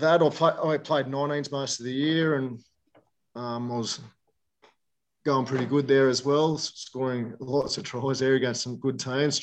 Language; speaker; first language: English; native; English